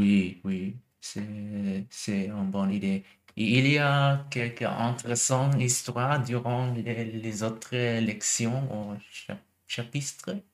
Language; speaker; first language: French; non-native, learner; German